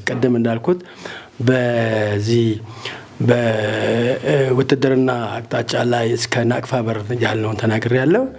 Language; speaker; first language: Amharic; native; Amharic